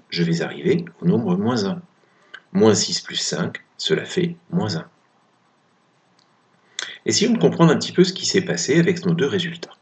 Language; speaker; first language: French; native; French